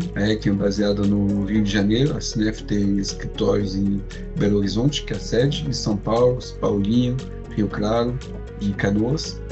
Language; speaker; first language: Portuguese; non-native, fluent; French